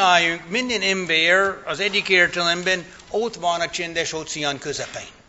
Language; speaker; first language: Hungarian; non-native, fluent; English